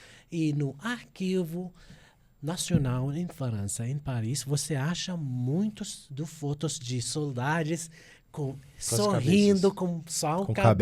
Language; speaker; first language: Portuguese; non-native, fluent; Arabic